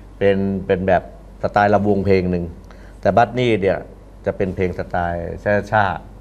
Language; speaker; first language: Thai; native; Thai